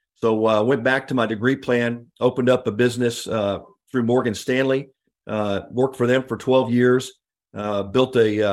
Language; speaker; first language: English; native; English